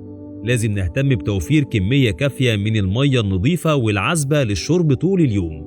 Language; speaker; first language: Arabic; native; Arabic